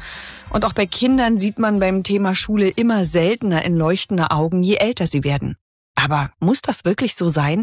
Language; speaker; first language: German; native; German